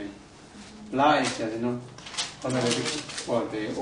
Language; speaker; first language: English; non-native, learner; Tibetan